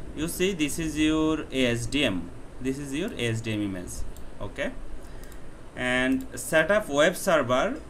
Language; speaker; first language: English; non-native, local second language; Bangla